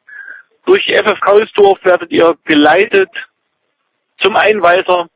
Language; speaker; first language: German; native; German